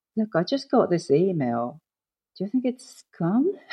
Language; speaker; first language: English; non-native, fluent; Japanese